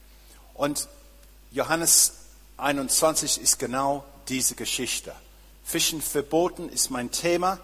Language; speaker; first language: German; non-native, fluent; English